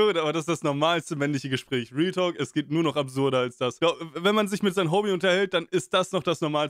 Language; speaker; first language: German; native; German